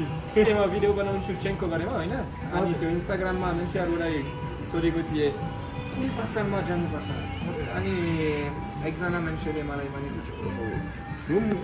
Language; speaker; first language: Nepali; non-native, fluent; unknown